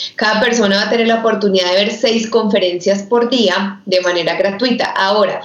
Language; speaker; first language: Spanish; native; Spanish